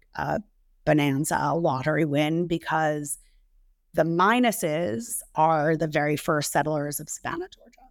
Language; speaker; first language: English; native; English